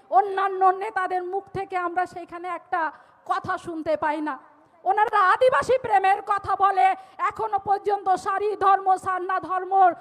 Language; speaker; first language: Bangla; non-native, local second language; Santali